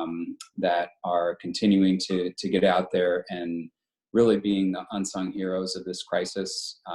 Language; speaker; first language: English; native; English